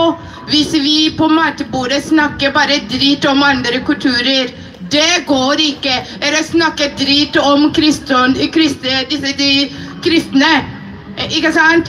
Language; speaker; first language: Norwegian; non-native, fluent; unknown